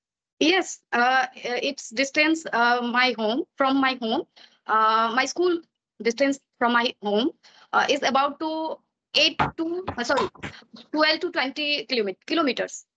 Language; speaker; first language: English; non-native, learner; Maithili